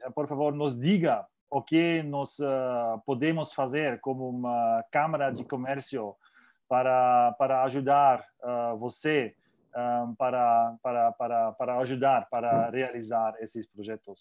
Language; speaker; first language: Portuguese; non-native, learner; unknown